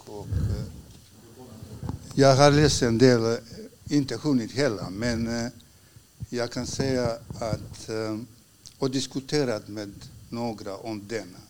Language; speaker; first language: Swedish; non-native, fluent; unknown